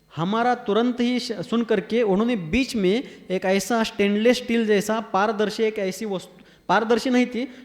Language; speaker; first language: Hindi; non-native, local second language; Marathi